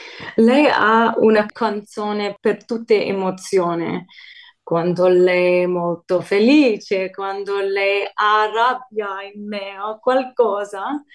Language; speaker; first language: Italian; early bilingual, heritage; English